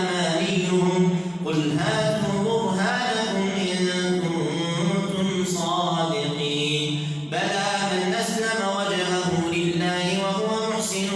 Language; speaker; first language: Arabic; native; Arabic